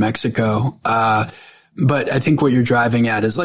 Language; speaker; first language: English; native; English